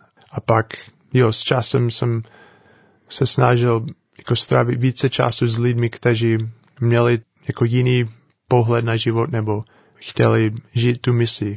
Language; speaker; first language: Czech; non-native, fluent; English